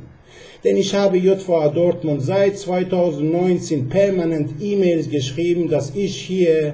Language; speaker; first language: German; non-native, fluent; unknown